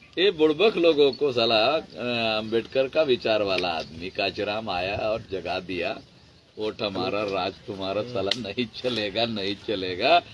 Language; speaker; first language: Hindi; non-native, local second language; Marathi